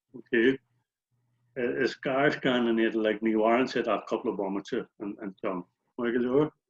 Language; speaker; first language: Irish; native; Irish